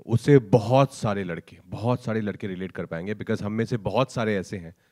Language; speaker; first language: Hindi; native; Hindi